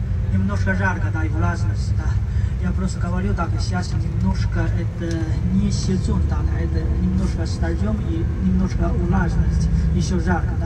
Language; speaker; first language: Russian; non-native, learner; Chinese